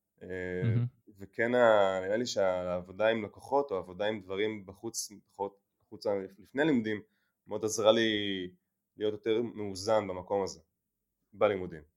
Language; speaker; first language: Hebrew; native; Hebrew